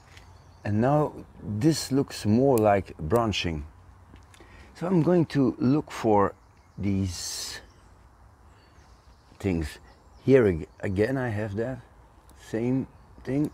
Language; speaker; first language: English; non-native, fluent; Dutch